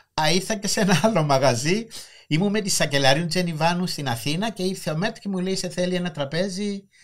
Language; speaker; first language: Greek; native; Greek